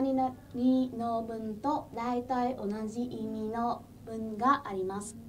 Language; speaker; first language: Japanese; non-native, fluent; Vietnamese